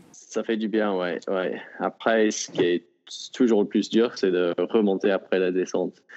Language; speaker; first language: French; non-native, fluent; English